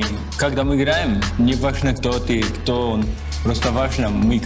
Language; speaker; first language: Russian; non-native, learner; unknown